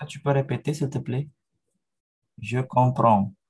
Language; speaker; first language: French; non-native, fluent; Indonesian